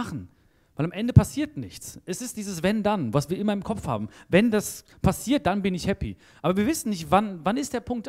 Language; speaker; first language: German; native; German